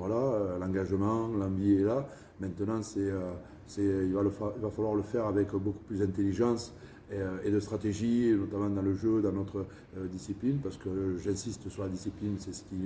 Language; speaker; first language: French; native; French